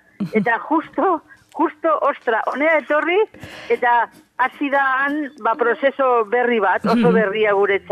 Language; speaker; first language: Basque; non-native, fluent; Catalan